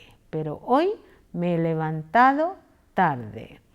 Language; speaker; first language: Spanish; non-native, fluent; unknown